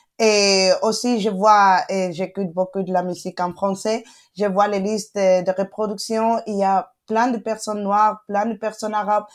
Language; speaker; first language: French; non-native, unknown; Spanish